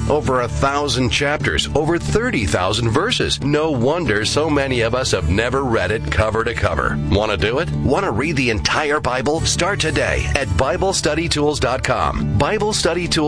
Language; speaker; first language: English; non-native, fluent; Italian